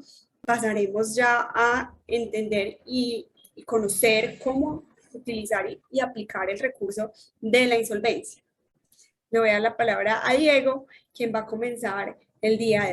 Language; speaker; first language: Spanish; native; Spanish